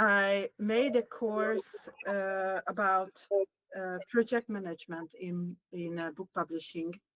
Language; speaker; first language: English; non-native, learner; Hungarian